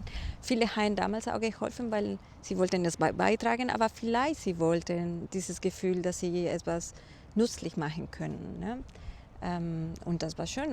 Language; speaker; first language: German; non-native, fluent; Spanish